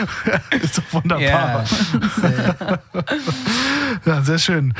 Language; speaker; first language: German; native; German